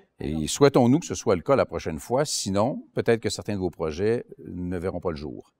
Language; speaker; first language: French; native; French